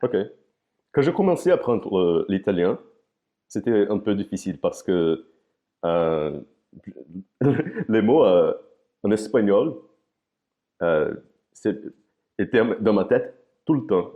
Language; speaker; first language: French; non-native, fluent; Portuguese